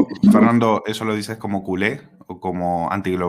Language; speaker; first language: Spanish; native; Spanish